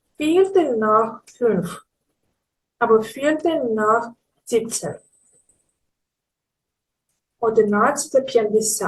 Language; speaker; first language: German; non-native, learner; Ukrainian